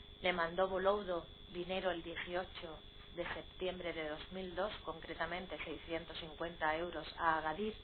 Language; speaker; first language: Spanish; native; Spanish